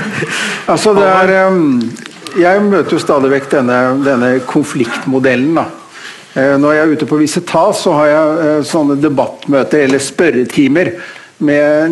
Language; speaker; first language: Norwegian; native; Norwegian